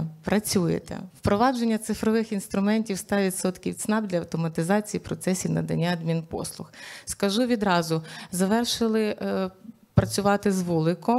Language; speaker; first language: Ukrainian; native; Ukrainian